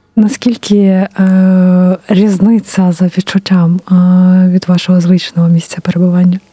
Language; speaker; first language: Ukrainian; native; Ukrainian